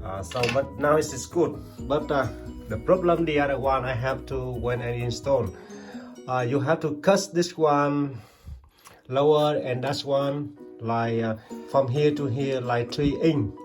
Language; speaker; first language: English; non-native, learner; Vietnamese